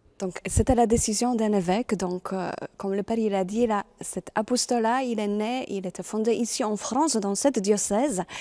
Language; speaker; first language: French; non-native, fluent; Polish